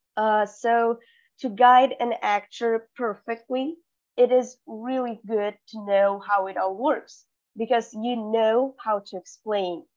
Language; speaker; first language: English; non-native, fluent; Russian